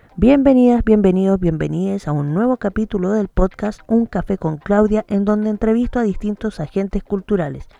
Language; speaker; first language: Spanish; native; Spanish